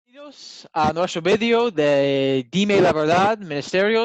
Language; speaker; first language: Spanish; non-native, learner; English